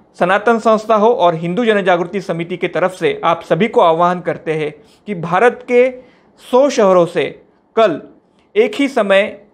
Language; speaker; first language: Hindi; non-native, local second language; Marathi